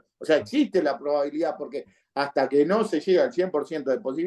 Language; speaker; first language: Spanish; native; Spanish